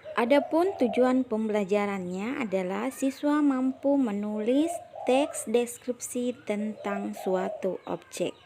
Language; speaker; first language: Indonesian; native; Indonesian